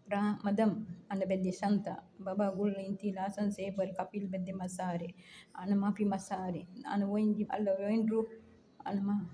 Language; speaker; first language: Arabic; non-native, learner; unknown